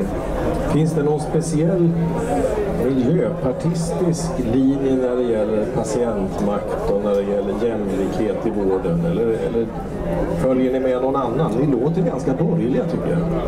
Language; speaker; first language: Swedish; native; Swedish